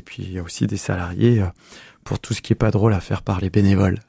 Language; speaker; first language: French; native; French